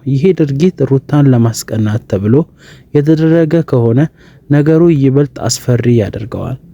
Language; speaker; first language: Amharic; native; Amharic